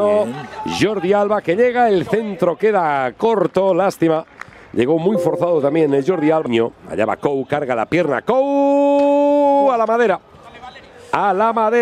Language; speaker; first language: Spanish; native; Spanish